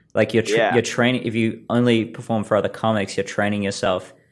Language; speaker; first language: English; native; English